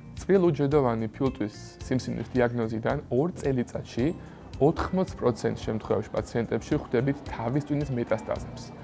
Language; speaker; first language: Georgian; native; Georgian